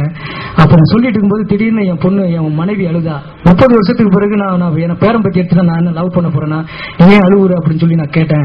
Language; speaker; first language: Tamil; native; Tamil